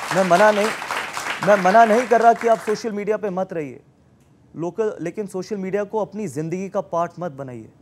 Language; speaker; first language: Hindi; native; Hindi